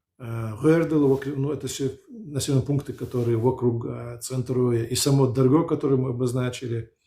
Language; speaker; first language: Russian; non-native, local second language; Chechen